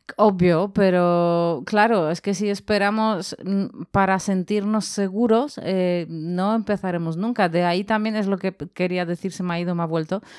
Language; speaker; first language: Spanish; non-native, fluent; Polish